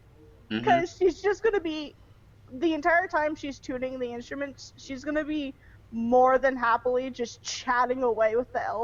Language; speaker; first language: English; native; English